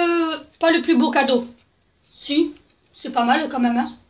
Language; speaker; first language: French; native; French